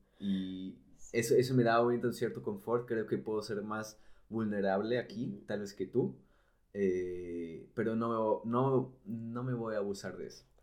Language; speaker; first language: Spanish; non-native, fluent; German